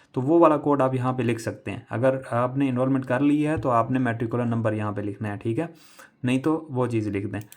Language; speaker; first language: Urdu; non-native, local second language; Punjabi